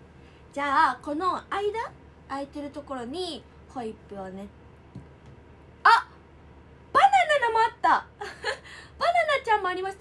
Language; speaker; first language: Japanese; native; Japanese